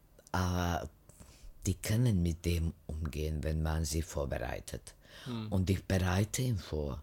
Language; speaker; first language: German; non-native, fluent; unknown